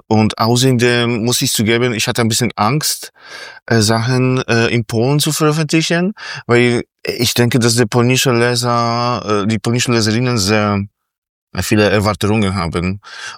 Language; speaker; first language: German; non-native, fluent; Polish